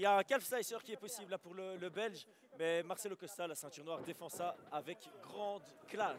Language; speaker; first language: French; native; French